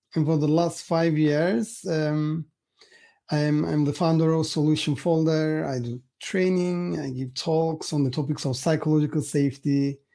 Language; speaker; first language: English; non-native, fluent; Turkish